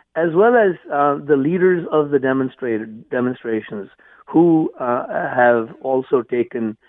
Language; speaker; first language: English; non-native, local second language; Punjabi